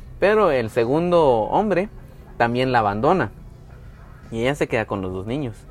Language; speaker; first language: Spanish; native; Spanish